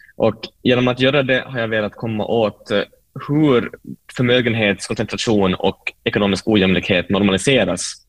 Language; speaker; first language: Swedish; native; Swedish